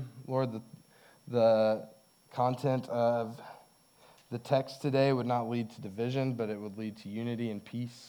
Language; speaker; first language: English; native; English